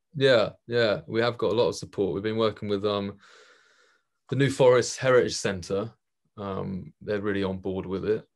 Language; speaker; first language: English; native; English